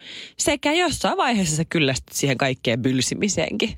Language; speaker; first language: Finnish; native; Finnish